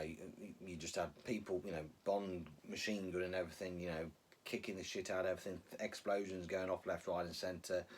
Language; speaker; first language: English; native; English